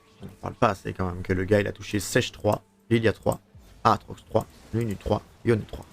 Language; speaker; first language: French; native; French